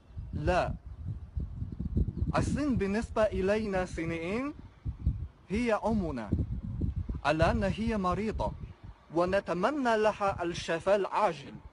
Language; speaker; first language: Arabic; non-native, fluent; Chinese